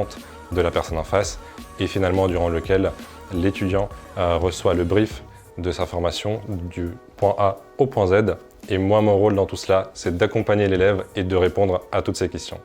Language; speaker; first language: French; non-native, fluent; Ukrainian